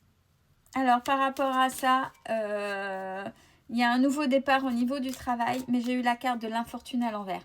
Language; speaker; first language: French; native; French